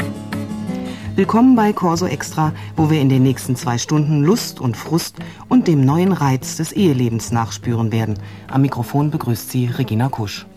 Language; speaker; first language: German; native; German